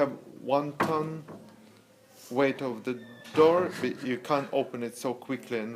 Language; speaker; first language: English; non-native, learner; Russian